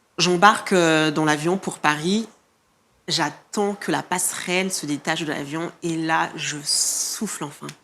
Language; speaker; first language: French; non-native, local second language; Malagasy